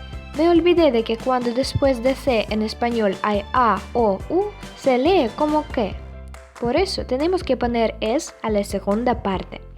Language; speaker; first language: Spanish; non-native, fluent; Russian